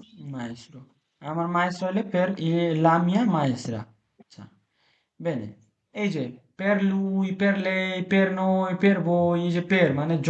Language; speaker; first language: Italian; non-native, learner; Bangla